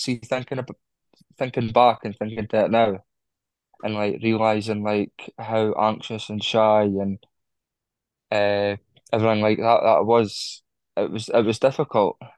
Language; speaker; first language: English; native; English